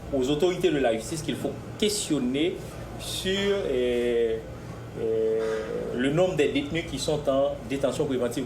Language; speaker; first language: French; non-native, local second language; Haitian Creole